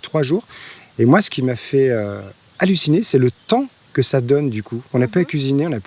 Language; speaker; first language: French; native; French